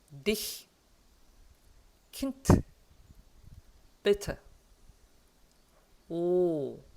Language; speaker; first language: German; non-native, fluent; Korean